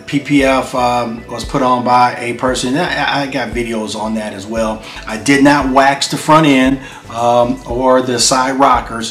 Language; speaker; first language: English; native; English